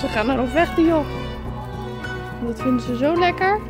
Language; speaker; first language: Dutch; native; Dutch